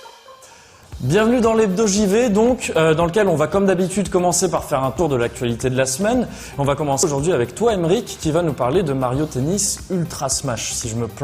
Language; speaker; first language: French; native; French